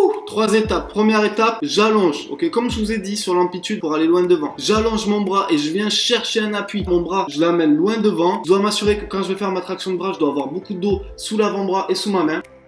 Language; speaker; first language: French; native; French